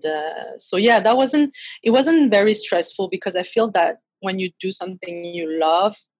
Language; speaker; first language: English; non-native, fluent; French